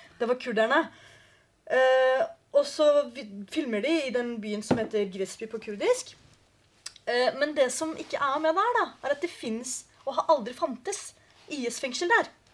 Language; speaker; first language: Norwegian; early bilingual, other home language; Kurdish